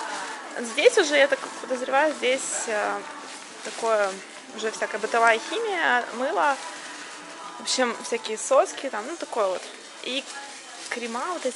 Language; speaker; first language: Russian; native; Russian